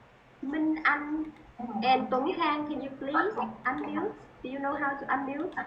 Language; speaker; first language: English; non-native, fluent; Vietnamese